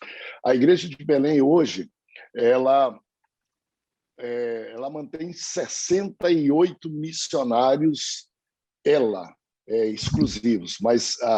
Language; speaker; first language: Portuguese; native; Portuguese